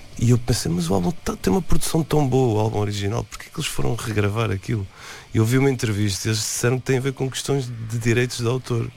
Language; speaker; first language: Portuguese; native; Portuguese